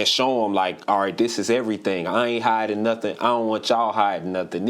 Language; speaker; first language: English; native; English